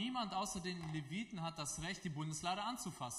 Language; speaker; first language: German; non-native, fluent; Russian